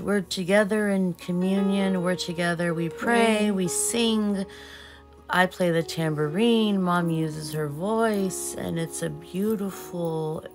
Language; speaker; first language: English; early bilingual, other home language; Portuguese